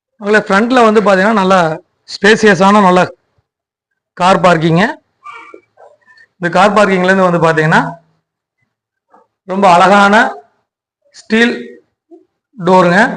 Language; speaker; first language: Tamil; native; Tamil